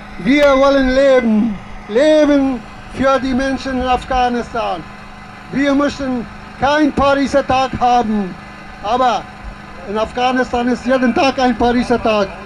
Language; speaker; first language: German; non-native, fluent; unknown